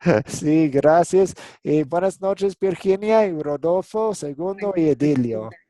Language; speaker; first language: Spanish; non-native, fluent; English